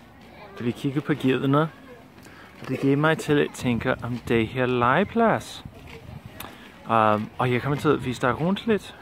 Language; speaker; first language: Danish; non-native, fluent; English